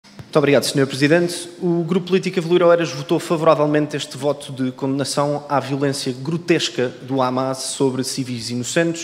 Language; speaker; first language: Portuguese; native; Portuguese